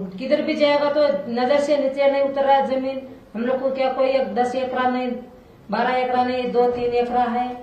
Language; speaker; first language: Hindi; non-native, local second language; Lambadi